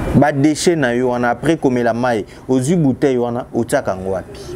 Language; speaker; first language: French; non-native, local second language; Lingala